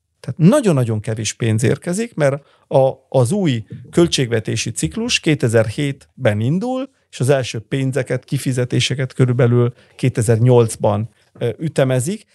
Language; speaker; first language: Hungarian; early bilingual, heritage; Italian